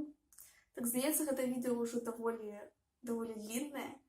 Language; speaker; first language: Belarusian; native; Belarusian